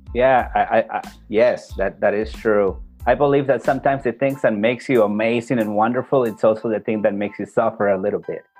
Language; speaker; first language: English; non-native, fluent; Spanish